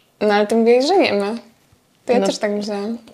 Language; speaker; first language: Polish; native; Polish